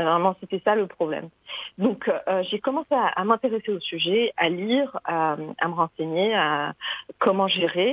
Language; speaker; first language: French; non-native, local second language; Arabic